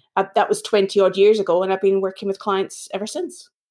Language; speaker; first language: English; native; English